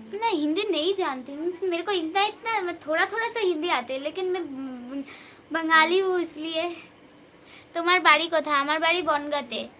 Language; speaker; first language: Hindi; non-native, local second language; Bangla